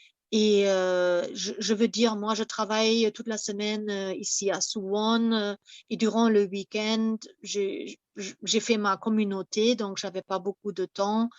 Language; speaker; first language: French; non-native, fluent; German